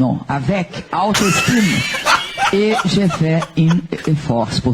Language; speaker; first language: French; non-native, learner; Portuguese